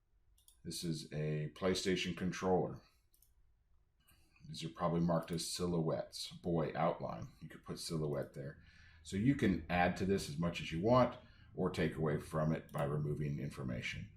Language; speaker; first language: English; native; English